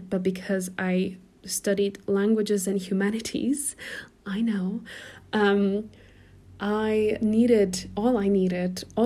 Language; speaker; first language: English; native; English